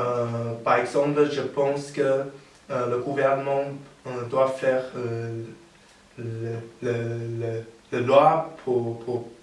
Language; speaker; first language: French; non-native, learner; Chinese